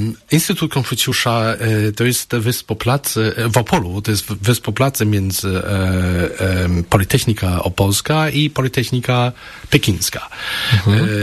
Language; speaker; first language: Polish; non-native, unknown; Chinese